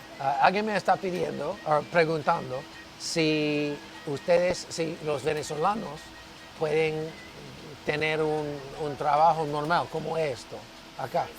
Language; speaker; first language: Spanish; non-native, learner; English